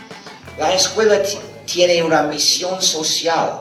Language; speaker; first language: Spanish; non-native, fluent; English